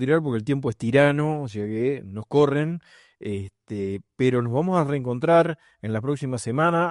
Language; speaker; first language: Spanish; native; Spanish